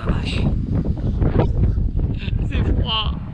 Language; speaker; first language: French; native; French